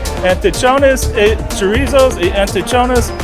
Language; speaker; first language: Spanish; non-native, learner; English